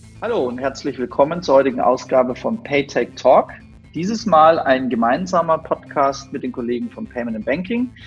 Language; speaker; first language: German; native; German